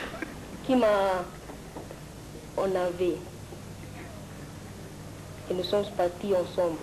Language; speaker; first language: French; non-native, learner; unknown